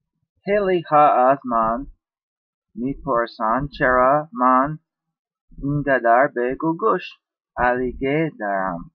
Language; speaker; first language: Persian; non-native, learner; English